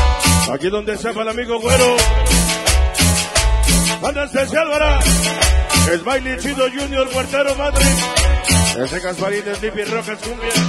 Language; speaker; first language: Spanish; native; Spanish